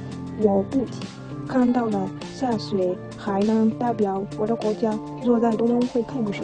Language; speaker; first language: Chinese; non-native, fluent; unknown